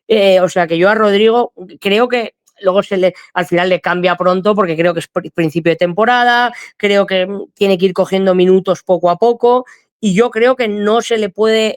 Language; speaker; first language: Spanish; native; Spanish